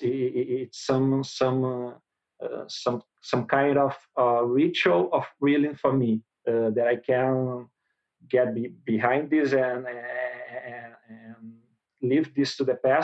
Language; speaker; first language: English; non-native, learner; Portuguese